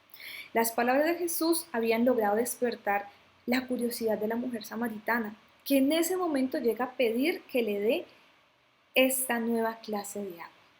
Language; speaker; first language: Spanish; native; Spanish